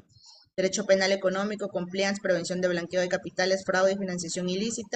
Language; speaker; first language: Spanish; native; Spanish